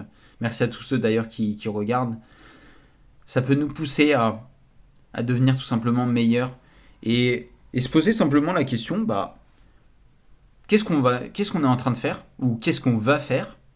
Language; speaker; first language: French; native; French